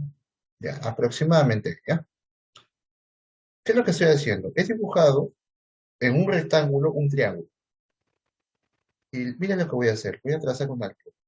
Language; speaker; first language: Spanish; native; Spanish